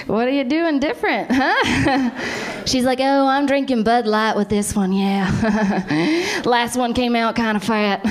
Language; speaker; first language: English; native; English